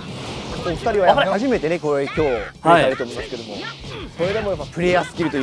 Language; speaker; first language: Japanese; native; Japanese